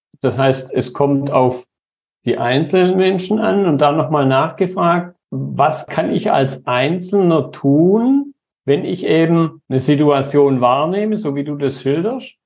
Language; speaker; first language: German; native; German